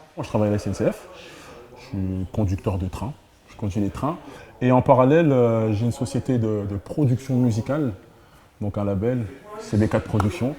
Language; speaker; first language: French; native; French